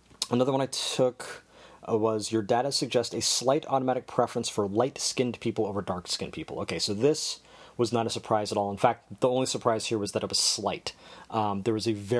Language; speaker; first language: English; native; English